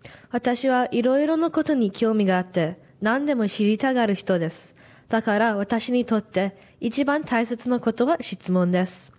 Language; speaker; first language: Japanese; non-native, learner; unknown